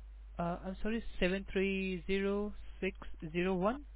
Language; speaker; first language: English; non-native, local second language; Gujarati